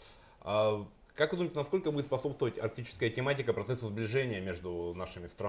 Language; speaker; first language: Russian; native; Russian